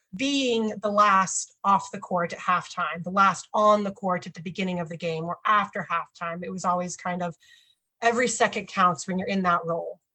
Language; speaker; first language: English; native; English